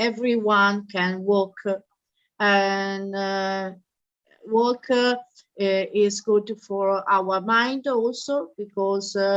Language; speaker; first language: English; non-native, learner; Italian